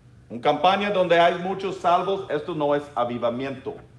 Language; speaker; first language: Spanish; non-native, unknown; English